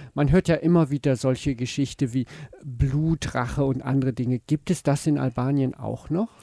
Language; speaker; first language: German; native; German